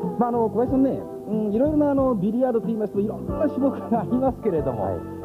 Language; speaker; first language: Japanese; native; Japanese